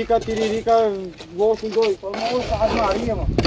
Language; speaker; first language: Portuguese; native; Portuguese